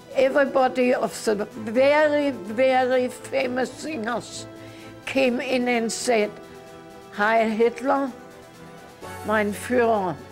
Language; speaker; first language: English; non-native, learner; German